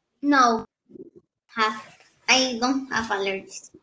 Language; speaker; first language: English; non-native, learner; Spanish